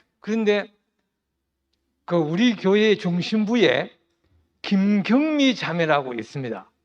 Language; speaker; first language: Korean; native; Korean